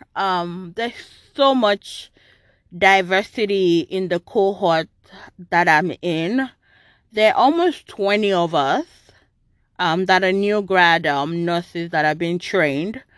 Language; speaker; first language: English; non-native, local second language; Yoruba